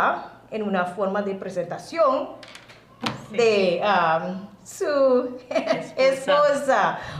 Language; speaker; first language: Spanish; non-native, learner; English